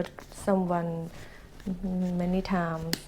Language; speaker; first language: English; non-native, learner; Thai